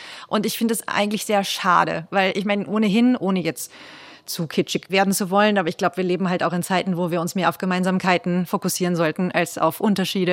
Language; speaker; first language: German; native; German